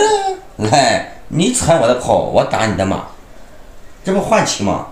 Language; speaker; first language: Chinese; native; Chinese